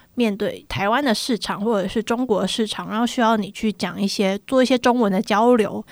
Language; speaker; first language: Chinese; native; Chinese